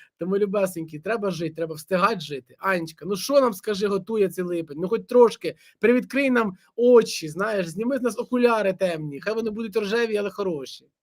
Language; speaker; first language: Ukrainian; native; Ukrainian